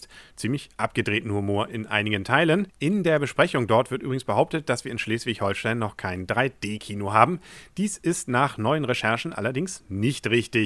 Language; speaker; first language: German; native; German